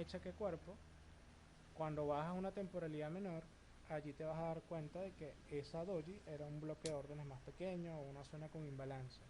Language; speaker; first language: Spanish; native; Spanish